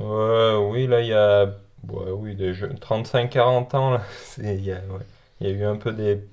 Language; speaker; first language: French; native; French